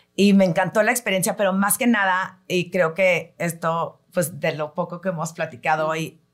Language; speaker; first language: Spanish; early bilingual, heritage; Spanish